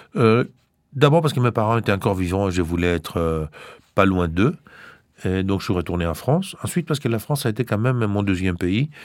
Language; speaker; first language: French; non-native, fluent; Greek